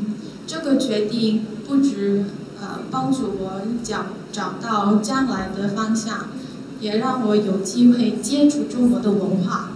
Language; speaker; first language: Chinese; non-native, learner; Korean